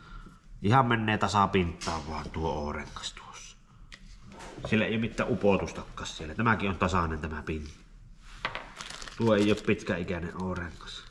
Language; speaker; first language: Finnish; native; Finnish